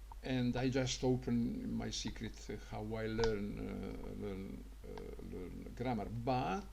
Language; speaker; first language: English; non-native, learner; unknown